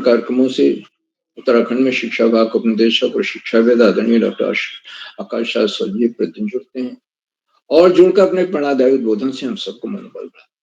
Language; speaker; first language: Hindi; native; Hindi